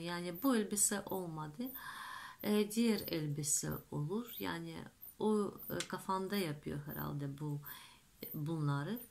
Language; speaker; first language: Turkish; non-native, fluent; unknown